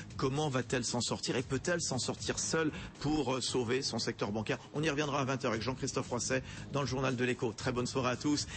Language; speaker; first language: French; native; French